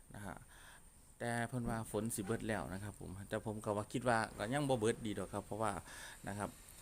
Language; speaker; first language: Thai; native; Thai